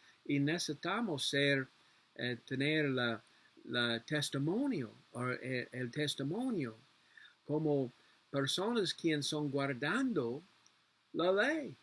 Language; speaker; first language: Spanish; non-native, learner; English